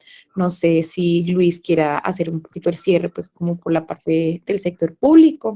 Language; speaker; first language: Spanish; native; Spanish